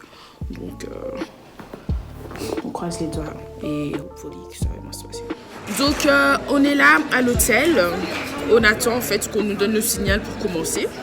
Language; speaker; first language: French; early bilingual, other home language; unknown